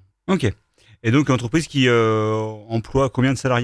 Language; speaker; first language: French; native; French